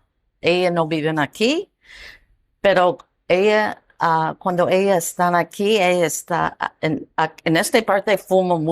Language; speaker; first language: Spanish; non-native, learner; English